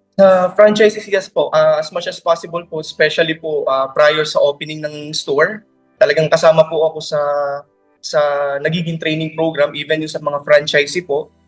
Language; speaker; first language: Filipino; native; Filipino